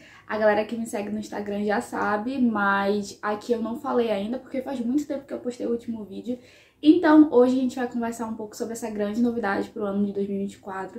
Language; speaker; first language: Portuguese; native; Portuguese